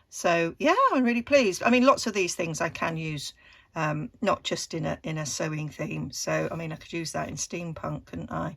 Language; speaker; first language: English; native; English